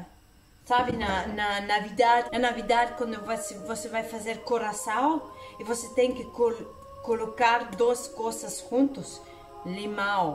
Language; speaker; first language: Portuguese; non-native, learner; Danish